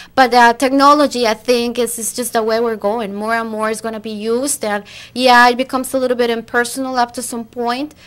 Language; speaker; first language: English; non-native, fluent; Spanish